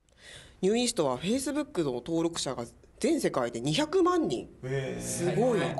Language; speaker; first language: Japanese; native; Japanese